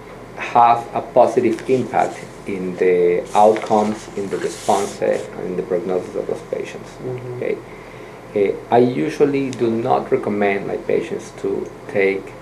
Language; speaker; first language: English; non-native, fluent; Spanish